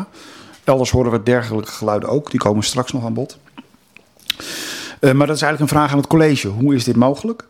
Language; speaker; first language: Dutch; native; Dutch